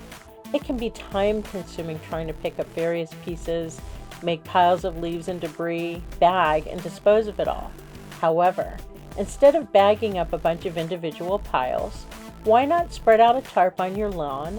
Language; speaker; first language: English; native; English